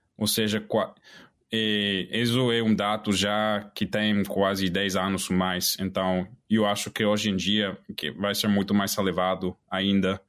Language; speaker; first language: Portuguese; non-native, fluent; English